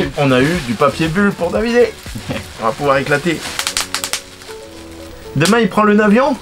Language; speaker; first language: French; native; French